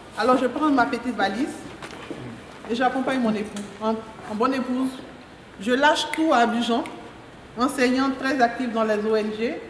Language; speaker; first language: French; non-native, local second language; Mandingo